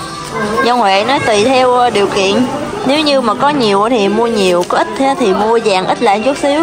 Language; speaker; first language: Vietnamese; native; Vietnamese